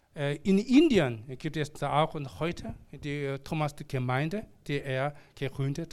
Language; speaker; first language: German; non-native, learner; Korean